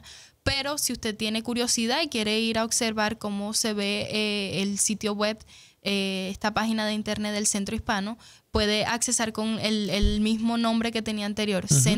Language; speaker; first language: Spanish; native; Spanish